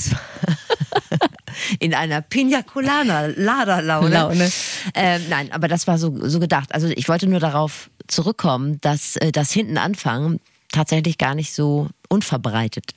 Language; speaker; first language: German; native; German